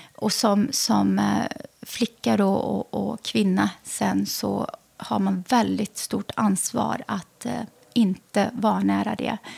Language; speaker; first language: Swedish; early bilingual, other home language; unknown